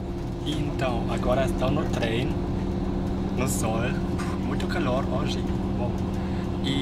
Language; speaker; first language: Portuguese; non-native, fluent; German